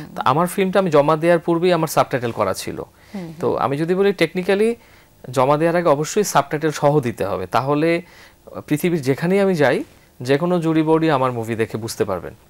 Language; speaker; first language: Bangla; native; Bangla